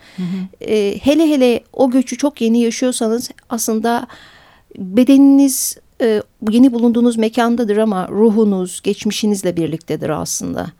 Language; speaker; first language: Turkish; early bilingual, heritage; Turkish